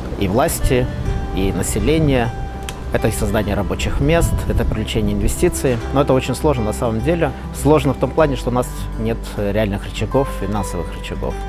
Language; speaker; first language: Russian; non-native, local second language; Gagauz